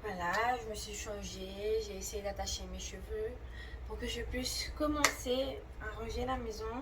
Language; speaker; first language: French; early bilingual, other home language; Portuguese